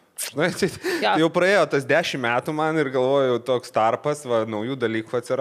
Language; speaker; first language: Lithuanian; native; Lithuanian